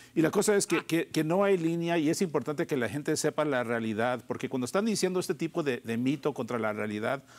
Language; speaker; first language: Spanish; early bilingual, heritage; Spanish